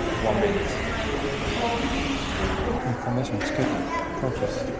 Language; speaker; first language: English; non-native, learner; Japanese